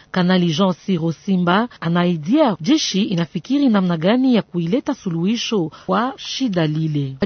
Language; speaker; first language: Swahili; native; Swahili